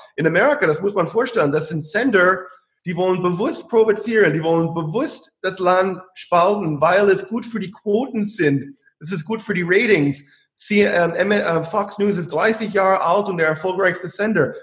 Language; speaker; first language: German; non-native, fluent; English